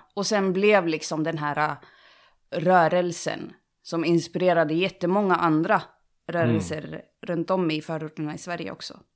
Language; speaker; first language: Swedish; native; Swedish